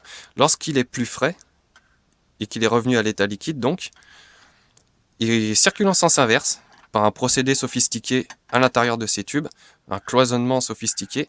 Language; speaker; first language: French; native; French